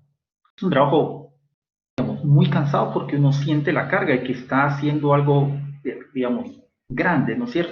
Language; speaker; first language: Spanish; native; Spanish